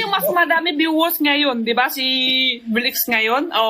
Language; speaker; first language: Filipino; non-native, learner; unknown